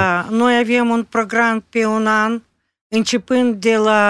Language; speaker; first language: Romanian; non-native, local second language; Russian